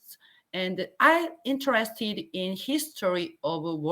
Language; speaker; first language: English; non-native, learner; Korean